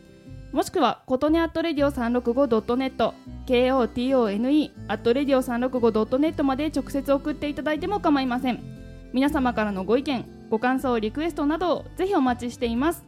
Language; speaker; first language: Japanese; native; Japanese